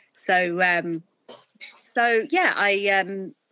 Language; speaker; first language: English; native; English